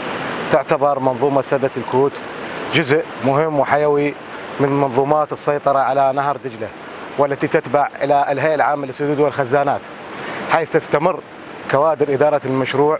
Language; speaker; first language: Arabic; native; Arabic